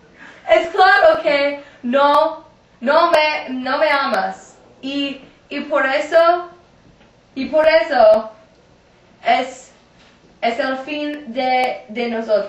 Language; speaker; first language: Spanish; non-native, learner; English